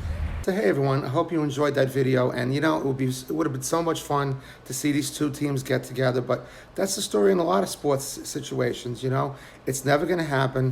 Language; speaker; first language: English; native; English